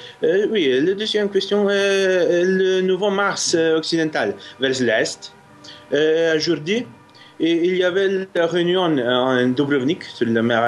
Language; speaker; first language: French; non-native, fluent; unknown